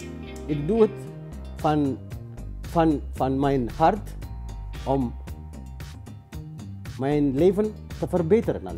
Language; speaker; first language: Dutch; non-native, learner; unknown